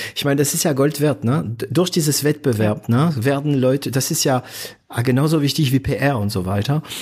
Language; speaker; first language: German; non-native, fluent; French